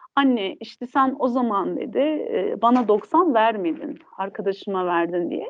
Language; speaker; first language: Turkish; non-native, local second language; Kurdish